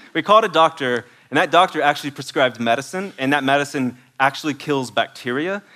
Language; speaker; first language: English; native; English